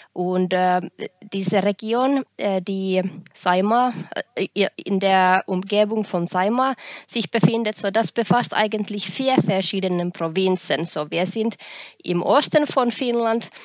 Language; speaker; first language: German; non-native, fluent; Finnish